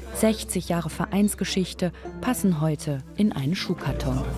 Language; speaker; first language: German; native; German